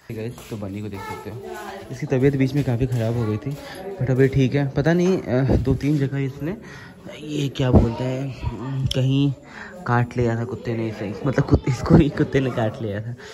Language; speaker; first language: Hindi; native; Hindi